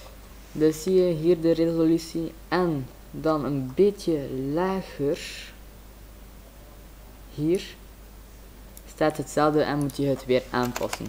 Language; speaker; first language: Dutch; native; Dutch